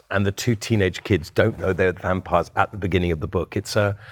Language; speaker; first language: English; native; English